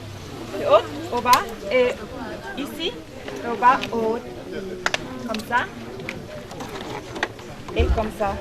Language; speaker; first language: French; non-native, learner; German